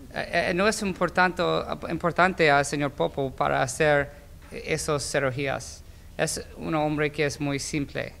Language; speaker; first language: Spanish; non-native, learner; English